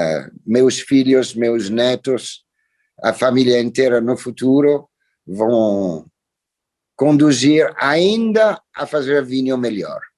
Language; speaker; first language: Portuguese; non-native, fluent; French